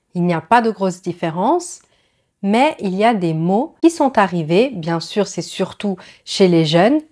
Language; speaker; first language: French; native; French